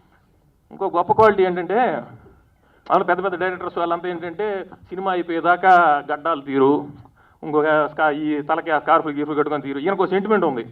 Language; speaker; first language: Telugu; native; Telugu